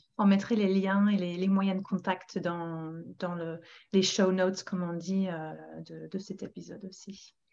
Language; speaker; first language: French; non-native, fluent; English